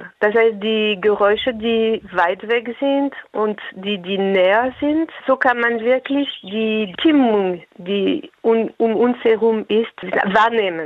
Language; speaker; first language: German; non-native, fluent; French